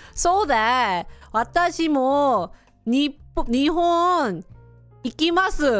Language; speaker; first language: Japanese; non-native, learner; English